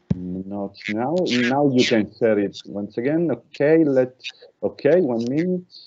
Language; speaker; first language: English; non-native, fluent; Italian